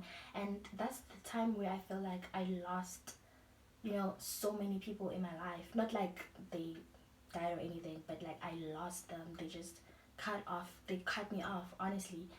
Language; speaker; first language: English; non-native, local second language; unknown